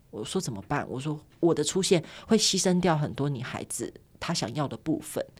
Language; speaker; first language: Chinese; native; Chinese